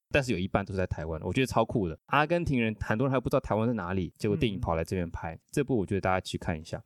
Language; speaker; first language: Chinese; non-native, fluent; Spanish